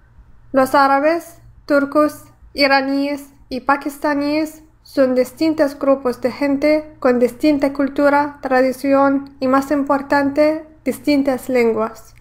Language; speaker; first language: Spanish; non-native, fluent; Arabic